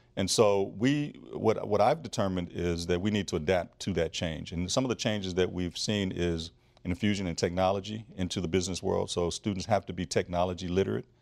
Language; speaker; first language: English; native; English